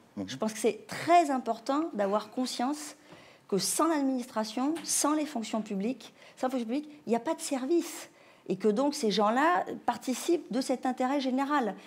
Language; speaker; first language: French; native; French